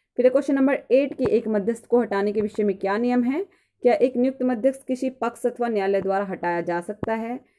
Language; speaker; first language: Hindi; native; Hindi